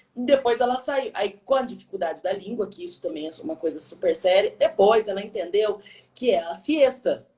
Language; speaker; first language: Portuguese; native; Portuguese